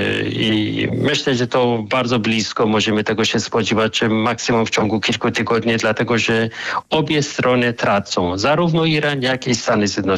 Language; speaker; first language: Polish; non-native, fluent; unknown